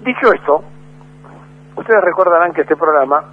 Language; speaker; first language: Spanish; native; Spanish